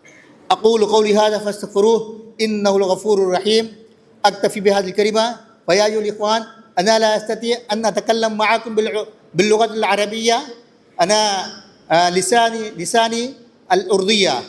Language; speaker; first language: Arabic; non-native, learner; Urdu